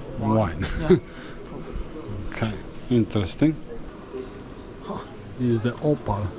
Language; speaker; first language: English; non-native, learner; Polish